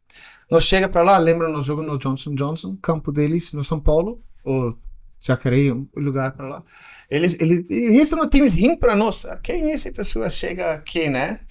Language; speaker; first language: Portuguese; non-native, learner; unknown